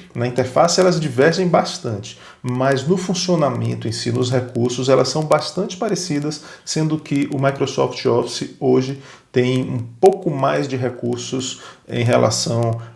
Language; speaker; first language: Portuguese; native; Portuguese